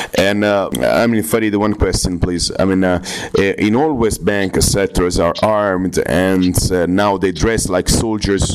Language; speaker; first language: English; non-native, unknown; Italian